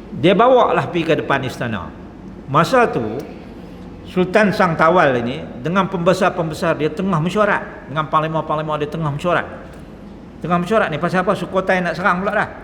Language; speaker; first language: Malay; native; Malay